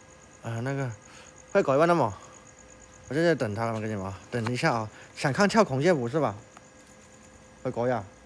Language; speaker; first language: Chinese; native; Chinese